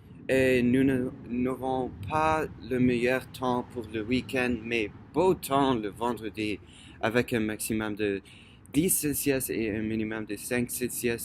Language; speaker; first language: French; non-native, fluent; English